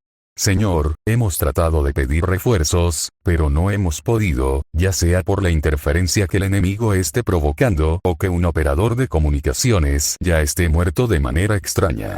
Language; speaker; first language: Spanish; native; Spanish